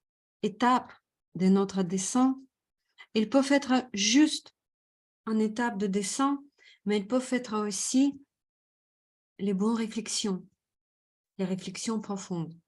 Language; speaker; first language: French; non-native, fluent; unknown